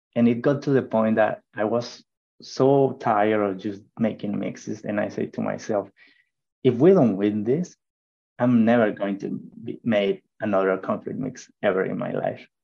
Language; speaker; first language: English; non-native, fluent; Spanish